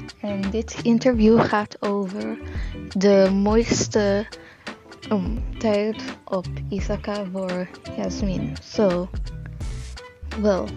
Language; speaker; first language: Dutch; non-native, learner; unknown